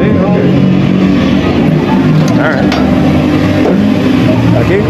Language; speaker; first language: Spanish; non-native, fluent; English